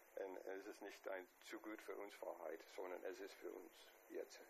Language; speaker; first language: German; non-native, fluent; English